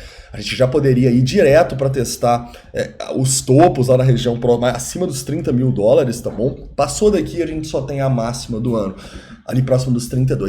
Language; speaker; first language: Portuguese; native; Portuguese